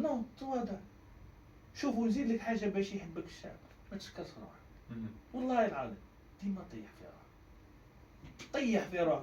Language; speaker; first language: Arabic; native; Arabic